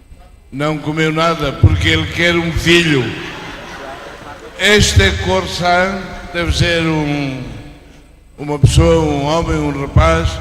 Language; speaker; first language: Portuguese; non-native, learner; Malay